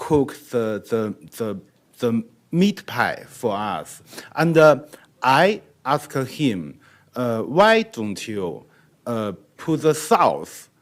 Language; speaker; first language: English; non-native, learner; Chinese